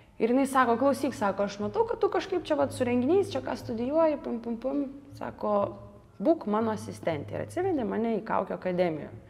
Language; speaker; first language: Lithuanian; early bilingual, other home language; Russian